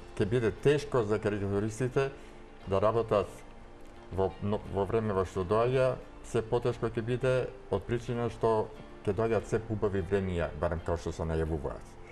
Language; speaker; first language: Macedonian; native; Macedonian